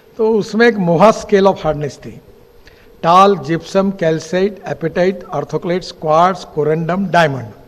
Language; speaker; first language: Hindi; non-native, local second language; Marathi